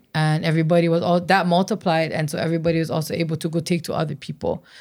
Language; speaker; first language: English; native; English